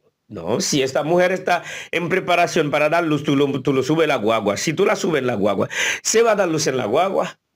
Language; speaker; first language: Spanish; non-native, fluent; Haitian Creole